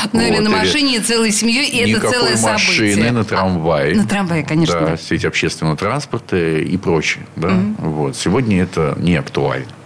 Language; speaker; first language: Russian; native; Russian